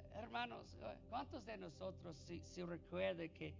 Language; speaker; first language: Spanish; non-native, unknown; English